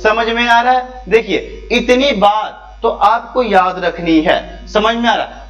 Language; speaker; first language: Hindi; native; Hindi